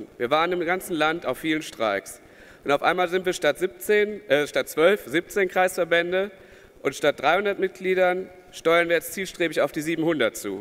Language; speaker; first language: German; native; German